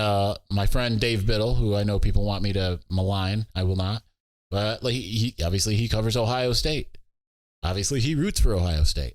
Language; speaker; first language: English; native; English